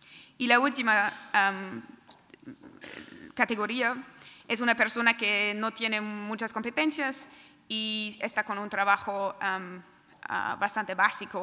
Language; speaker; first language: Spanish; non-native, fluent; German